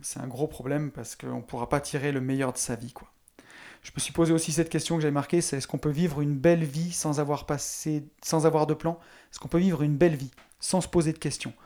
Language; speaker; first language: French; native; French